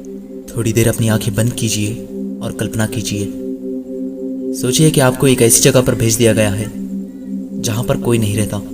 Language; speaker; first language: Hindi; native; Hindi